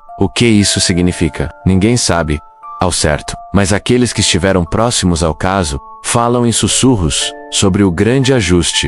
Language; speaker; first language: Portuguese; native; Portuguese